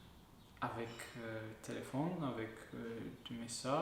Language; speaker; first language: French; non-native, learner; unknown